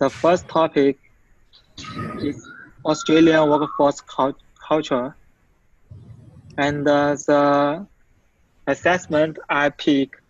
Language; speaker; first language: English; non-native, fluent; Chinese